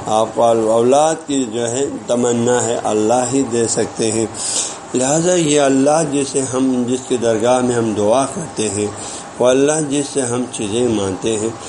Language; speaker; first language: Urdu; non-native, local second language; Balti